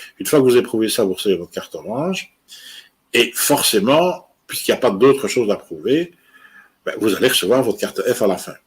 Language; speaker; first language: French; native; French